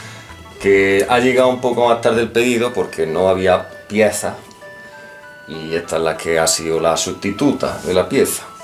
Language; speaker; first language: Spanish; native; Spanish